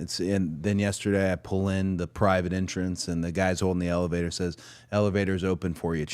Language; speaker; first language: English; native; English